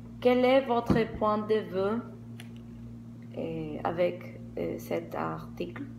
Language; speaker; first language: French; non-native, learner; Spanish